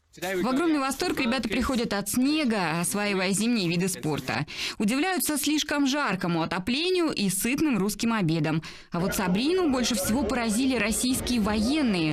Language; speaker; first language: Russian; native; Russian